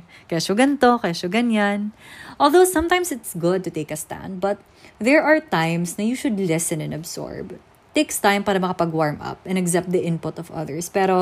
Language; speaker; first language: English; non-native, local second language; Waray